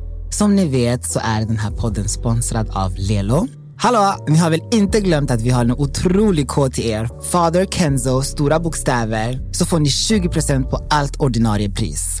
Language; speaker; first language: Swedish; native; Swedish